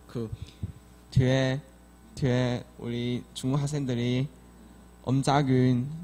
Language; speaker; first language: Korean; non-native, learner; Chinese